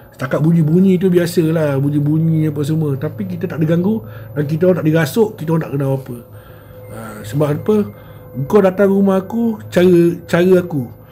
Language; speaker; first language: Malay; native; Malay